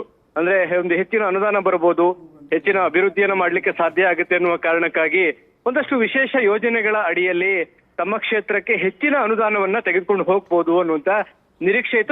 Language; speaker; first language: Kannada; native; Kannada